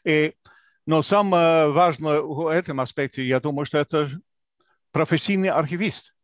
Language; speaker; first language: Belarusian; non-native, fluent; English